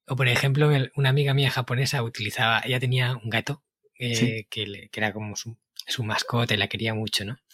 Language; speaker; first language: Spanish; native; Spanish